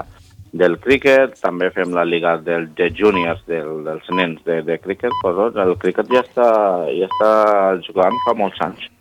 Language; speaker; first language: Catalan; non-native, learner; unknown